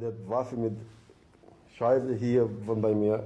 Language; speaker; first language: German; non-native, learner; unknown